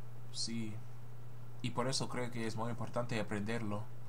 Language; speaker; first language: Spanish; non-native, learner; English